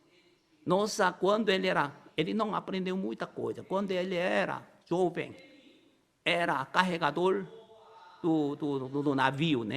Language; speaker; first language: Portuguese; non-native, learner; Korean